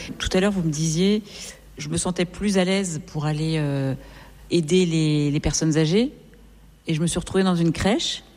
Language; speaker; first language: French; native; French